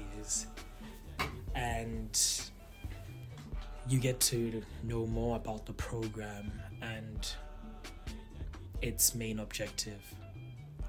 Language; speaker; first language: English; non-native, local second language; Tswana